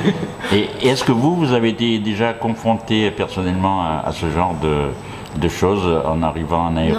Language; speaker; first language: French; native; French